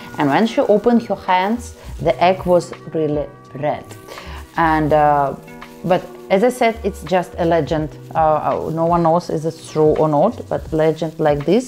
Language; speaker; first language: English; non-native, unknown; Russian